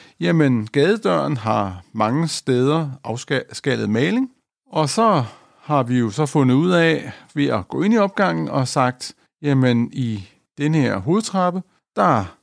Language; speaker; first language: Danish; native; Danish